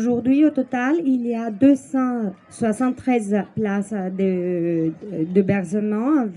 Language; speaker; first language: French; non-native, fluent; Greek